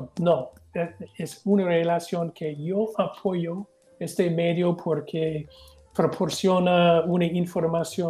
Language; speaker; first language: Spanish; non-native, fluent; English